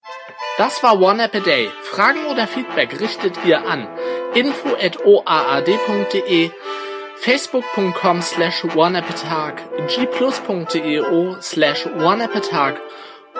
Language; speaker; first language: German; native; German